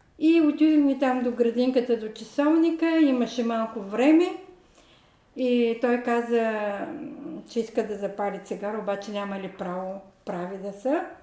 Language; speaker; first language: Bulgarian; non-native, local second language; Turkish